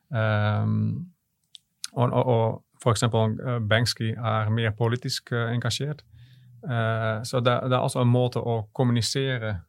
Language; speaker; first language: Norwegian; non-native, fluent; Dutch